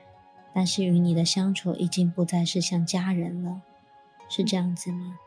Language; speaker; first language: Chinese; native; Chinese